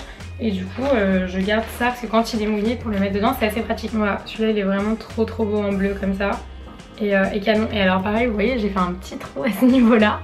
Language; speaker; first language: French; native; French